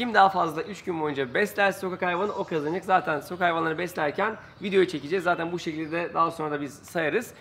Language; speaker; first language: Turkish; native; Turkish